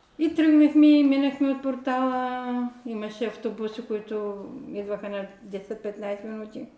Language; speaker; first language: Bulgarian; non-native, local second language; Turkish